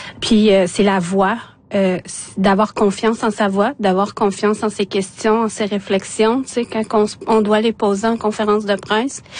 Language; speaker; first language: French; non-native, local second language; Innu-aimun